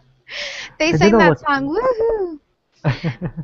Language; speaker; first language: English; native; English